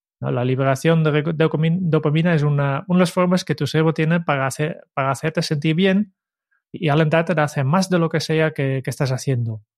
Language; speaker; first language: Spanish; non-native, fluent; Dutch